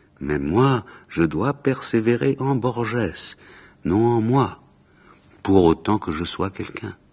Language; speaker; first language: French; native; French